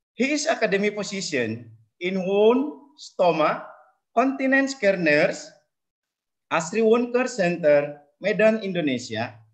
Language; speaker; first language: English; non-native, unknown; Indonesian